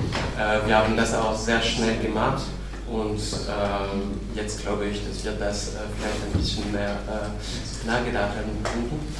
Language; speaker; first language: German; non-native, fluent; French